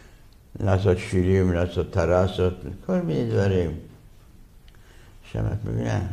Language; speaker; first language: Hebrew; non-native, fluent; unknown